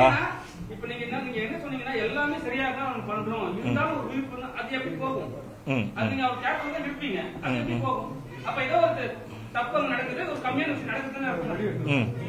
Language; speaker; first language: Tamil; native; Tamil